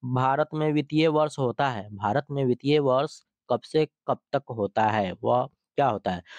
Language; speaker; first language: Hindi; native; Hindi